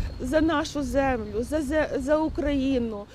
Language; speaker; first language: Polish; early bilingual, heritage; Ukrainian